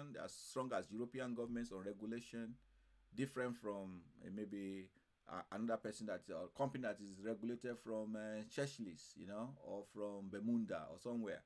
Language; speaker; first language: English; non-native, fluent; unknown